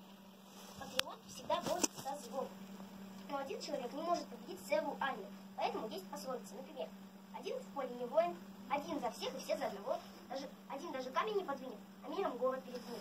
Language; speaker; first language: Russian; native; Russian